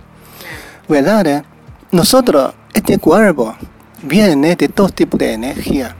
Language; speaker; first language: Spanish; non-native, learner; Chinese